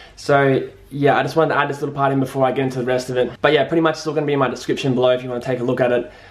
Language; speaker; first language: English; native; English